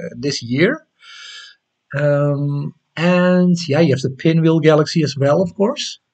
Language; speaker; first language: English; non-native, fluent; Dutch